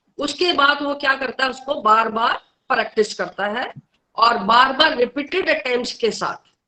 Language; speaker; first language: Hindi; native; Hindi